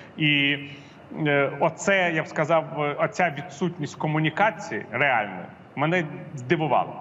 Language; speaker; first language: Ukrainian; non-native, local second language; Russian